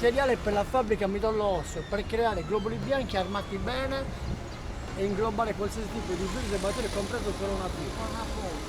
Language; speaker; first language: Italian; native; Italian